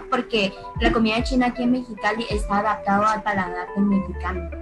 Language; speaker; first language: Spanish; early bilingual, other home language; Chinese